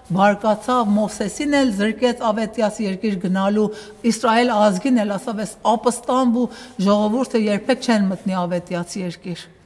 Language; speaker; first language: Armenian; early bilingual, heritage; Armenian